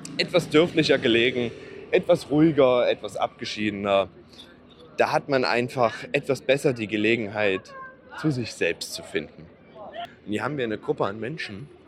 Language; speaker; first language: German; native; German